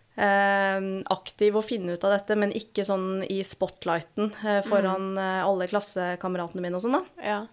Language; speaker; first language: Norwegian; native; Norwegian